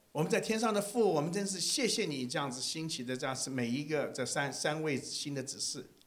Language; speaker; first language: Chinese; native; Chinese